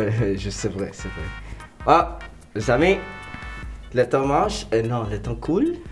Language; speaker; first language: French; non-native, local second language; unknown